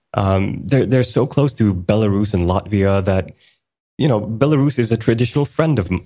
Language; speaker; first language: English; early bilingual, other home language; Swedish